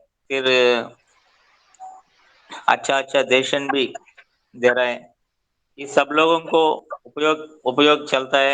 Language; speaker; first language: Hindi; non-native, local second language; Telugu